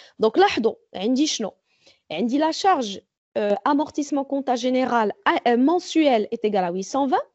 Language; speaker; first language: French; non-native, local second language; Arabic